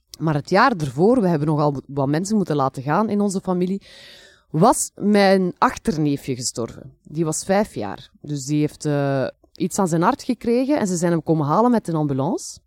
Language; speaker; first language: Dutch; native; Dutch